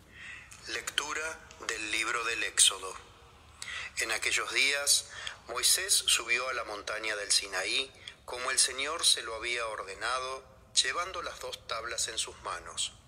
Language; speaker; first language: Spanish; native; Spanish